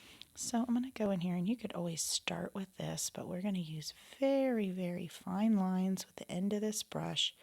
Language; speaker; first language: English; native; English